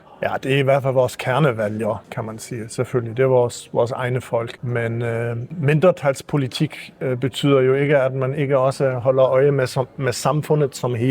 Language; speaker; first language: Danish; early bilingual, heritage; Danish